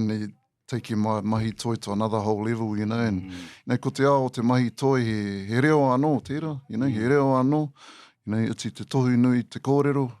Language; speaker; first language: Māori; non-native, local second language; English